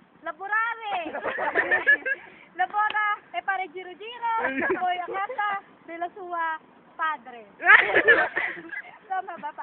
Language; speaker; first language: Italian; non-native, learner; Filipino